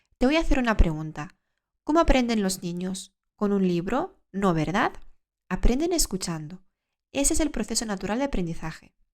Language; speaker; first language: Spanish; early bilingual, other home language; Lithuanian